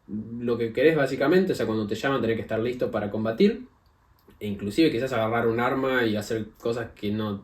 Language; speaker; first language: Spanish; native; Spanish